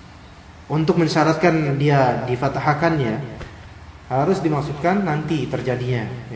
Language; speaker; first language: Indonesian; native; Indonesian